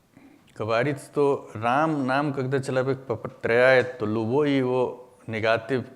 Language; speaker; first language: Russian; non-native, learner; Hindi